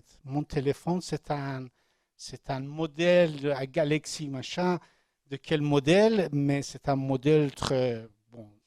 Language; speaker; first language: French; non-native, learner; Persian